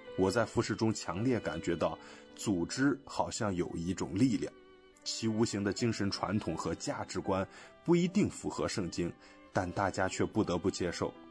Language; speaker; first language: Chinese; non-native, fluent; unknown